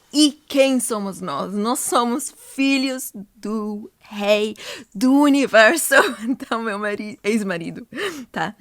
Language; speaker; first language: Portuguese; non-native, fluent; English